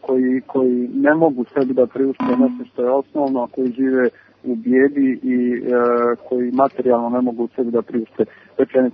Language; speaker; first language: Serbian; native; Serbian